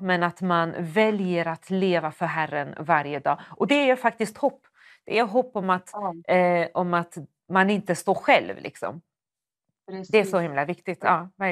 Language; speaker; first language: Swedish; native; Swedish